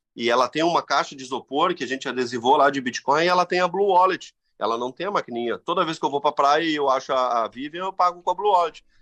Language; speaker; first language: Portuguese; native; Portuguese